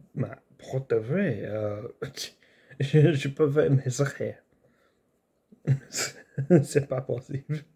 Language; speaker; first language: French; non-native, learner; English